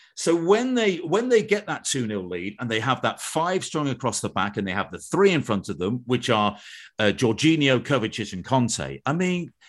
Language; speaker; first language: English; native; English